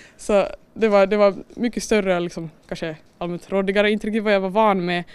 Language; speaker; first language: Swedish; native; Swedish